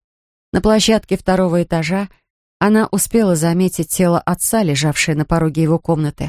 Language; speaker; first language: Russian; native; Russian